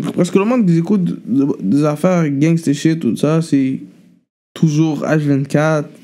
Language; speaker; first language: French; non-native, fluent; Arabic